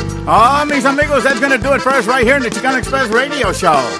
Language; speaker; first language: English; early bilingual, other home language; Spanish